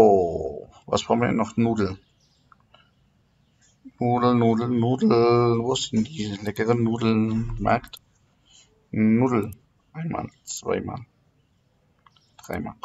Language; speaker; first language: German; native; German